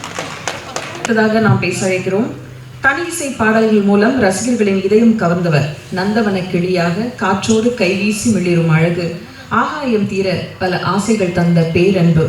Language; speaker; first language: Tamil; native; Tamil